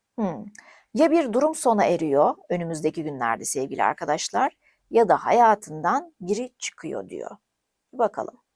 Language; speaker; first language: Turkish; native; Turkish